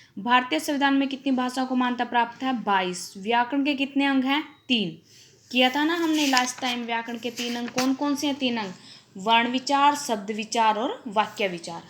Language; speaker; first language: Hindi; native; Hindi